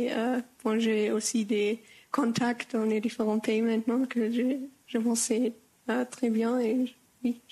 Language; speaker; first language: French; non-native, learner; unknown